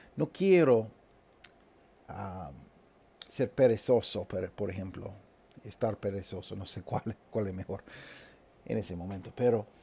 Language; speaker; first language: Spanish; non-native, fluent; English